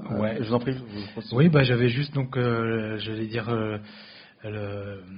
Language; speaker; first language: French; native; French